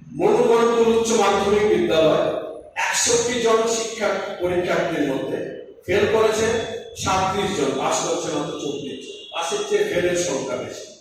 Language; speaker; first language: Bangla; native; Bangla